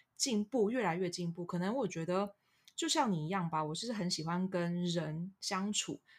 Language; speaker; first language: Chinese; non-native, local second language; Cantonese